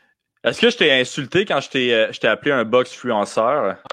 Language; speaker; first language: French; native; French